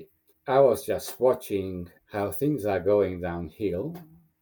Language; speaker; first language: English; non-native, fluent; Romanian